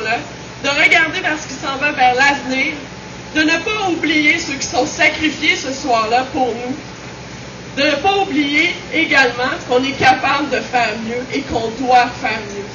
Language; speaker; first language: French; native; French